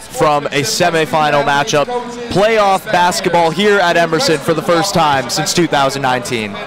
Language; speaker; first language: English; native; English